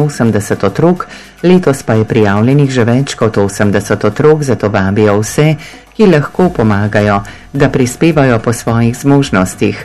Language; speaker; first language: Slovenian; native; Slovenian